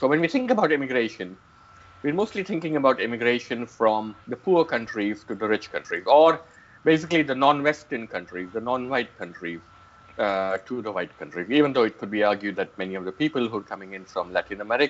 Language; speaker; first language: English; non-native, local second language; Gujarati